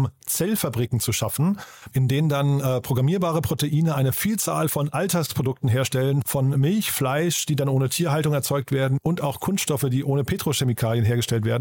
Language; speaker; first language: German; native; German